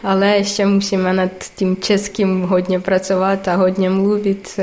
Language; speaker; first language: Czech; non-native, local second language; Ukrainian